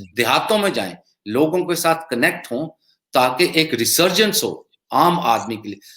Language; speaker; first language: Urdu; non-native, local second language; Punjabi